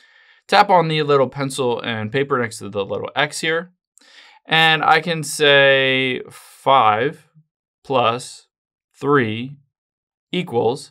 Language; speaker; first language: English; native; English